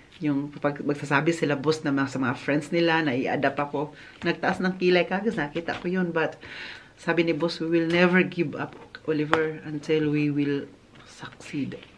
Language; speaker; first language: Filipino; non-native, local second language; Cebuano